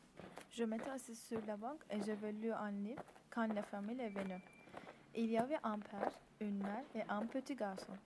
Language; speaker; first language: French; non-native, learner; Turkish